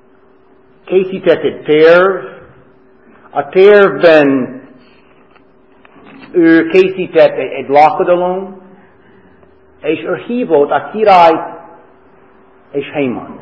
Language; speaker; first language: Hungarian; non-native, fluent; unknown